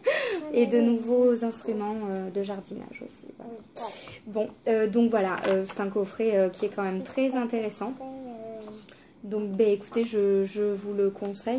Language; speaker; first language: French; native; French